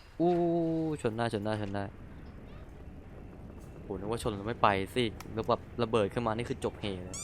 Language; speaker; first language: Thai; native; Thai